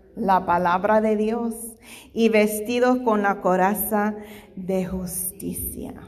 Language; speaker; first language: Spanish; non-native, fluent; English